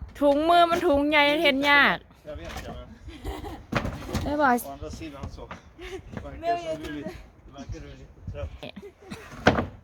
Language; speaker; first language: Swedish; non-native, fluent; Thai